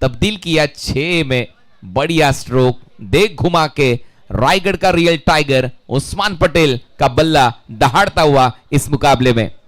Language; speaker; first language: Hindi; non-native, local second language; Marathi